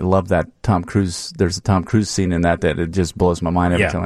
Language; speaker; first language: English; native; English